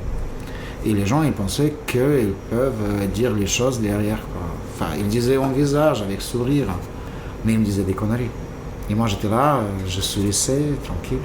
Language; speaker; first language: French; non-native, fluent; Russian